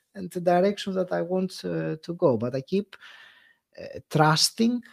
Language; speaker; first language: English; non-native, fluent; Greek